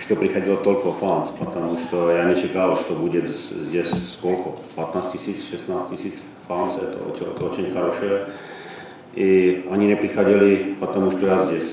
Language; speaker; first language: Russian; non-native, learner; Czech